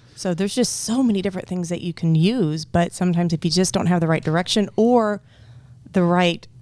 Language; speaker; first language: English; native; English